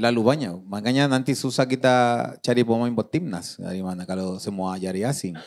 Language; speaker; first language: Indonesian; non-native, fluent; Spanish